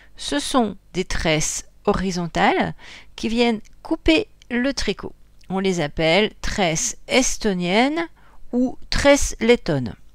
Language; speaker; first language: French; native; French